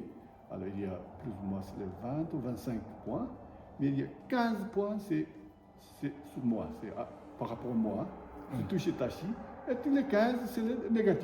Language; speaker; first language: French; non-native, learner; Tibetan